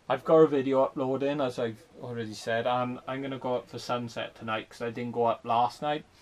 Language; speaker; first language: English; native; English